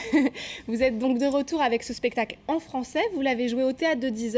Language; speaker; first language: French; native; French